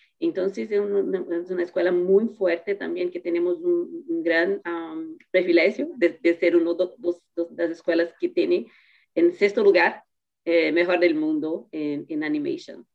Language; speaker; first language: Spanish; non-native, learner; Portuguese